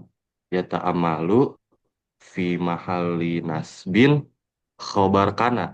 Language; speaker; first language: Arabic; non-native, learner; Indonesian